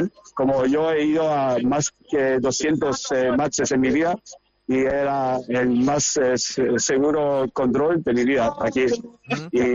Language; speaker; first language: Spanish; non-native, fluent; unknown